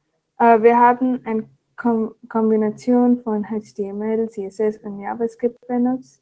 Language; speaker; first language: German; non-native, learner; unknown